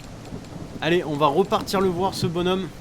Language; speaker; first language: French; native; French